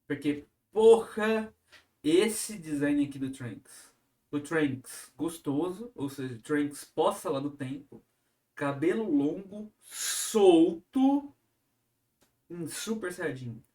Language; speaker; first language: Portuguese; native; Portuguese